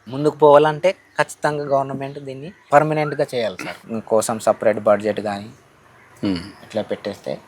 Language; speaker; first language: Telugu; non-native, local second language; Gondi